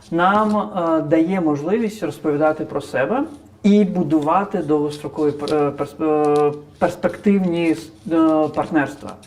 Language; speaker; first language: Ukrainian; non-native, fluent; Crimean Tatar